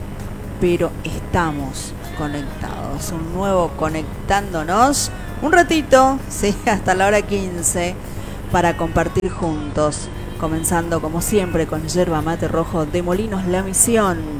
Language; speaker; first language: Spanish; native; Spanish